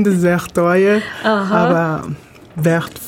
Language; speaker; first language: German; non-native, fluent; Portuguese